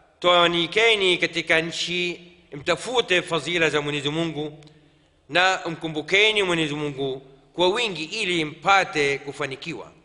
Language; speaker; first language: Swahili; non-native, fluent; Arabic